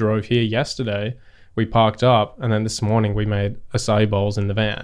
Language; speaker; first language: English; native; English